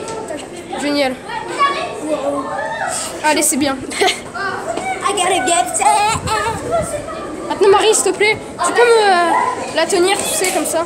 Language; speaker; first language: French; native; French